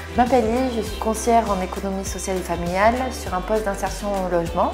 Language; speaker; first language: French; native; French